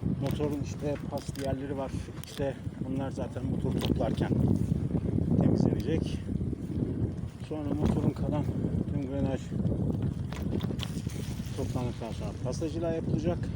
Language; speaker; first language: Turkish; native; Turkish